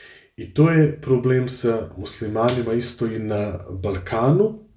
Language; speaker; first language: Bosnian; early bilingual, heritage; Bosnian